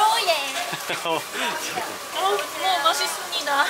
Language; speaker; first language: Korean; non-native, learner; Japanese